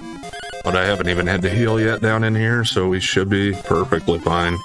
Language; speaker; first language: English; native; English